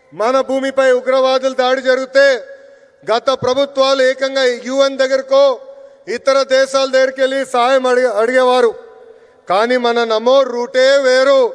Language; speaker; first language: Telugu; native; Telugu